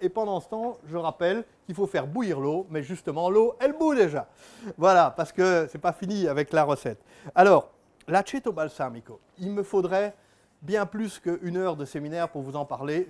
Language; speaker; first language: French; native; French